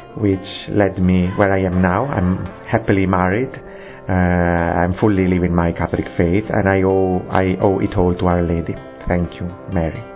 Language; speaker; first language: English; non-native, fluent; Italian